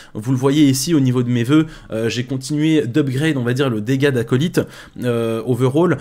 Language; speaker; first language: French; native; French